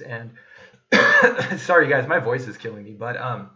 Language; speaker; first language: English; native; English